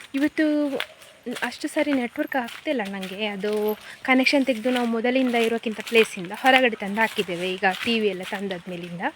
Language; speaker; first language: Kannada; non-native, local second language; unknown